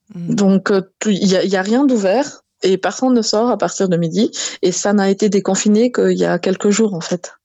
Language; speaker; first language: French; non-native, local second language; Malagasy